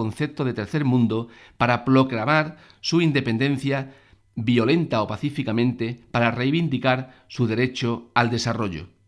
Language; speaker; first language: Spanish; native; Spanish